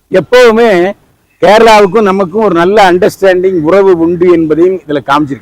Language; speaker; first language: Tamil; native; Tamil